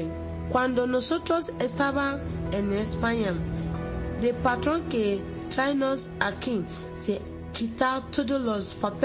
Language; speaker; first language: Spanish; non-native, learner; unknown